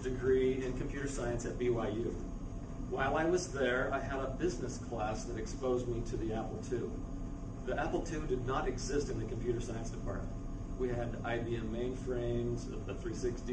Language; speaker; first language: English; native; English